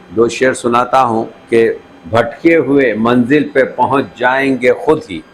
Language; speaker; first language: Urdu; native; Urdu